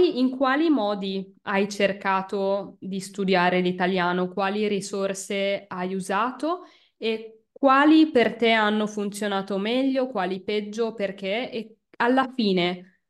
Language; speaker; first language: Italian; native; Italian